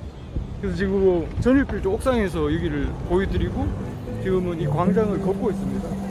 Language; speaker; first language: Korean; native; Korean